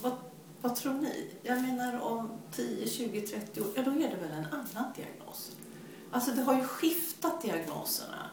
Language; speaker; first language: Swedish; native; Swedish